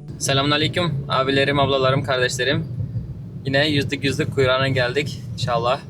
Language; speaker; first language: Turkish; native; Turkish